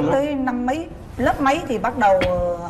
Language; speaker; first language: Vietnamese; native; Vietnamese